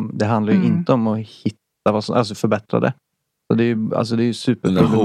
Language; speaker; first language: Swedish; native; Swedish